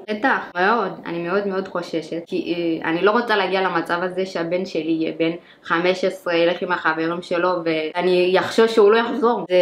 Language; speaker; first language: Hebrew; early bilingual, other home language; Amharic